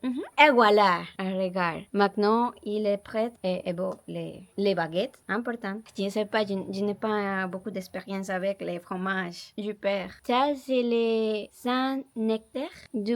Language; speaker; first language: French; non-native, learner; Spanish